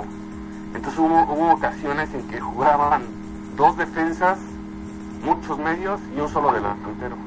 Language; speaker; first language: Spanish; native; Spanish